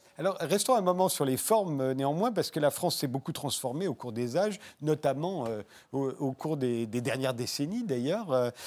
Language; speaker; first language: French; native; French